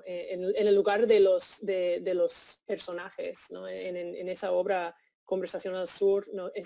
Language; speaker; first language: Spanish; non-native, fluent; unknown